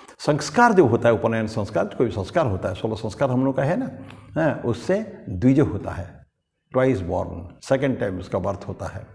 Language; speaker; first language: Hindi; non-native, local second language; Bangla